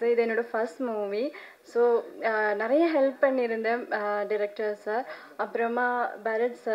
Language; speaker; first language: Tamil; non-native, learner; Malayalam